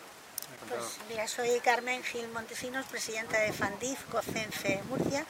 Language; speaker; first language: Spanish; native; Spanish